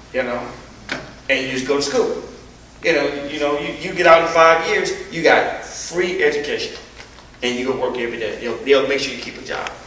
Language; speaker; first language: English; native; English